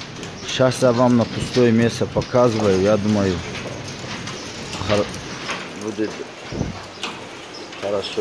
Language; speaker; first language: Russian; non-native, fluent; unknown